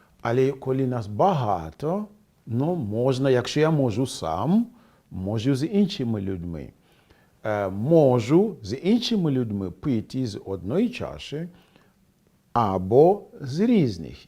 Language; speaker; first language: Ukrainian; non-native, fluent; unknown